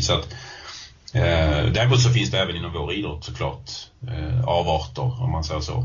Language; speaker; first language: Swedish; native; Swedish